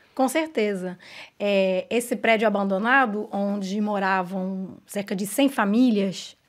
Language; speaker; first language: Portuguese; non-native, fluent; English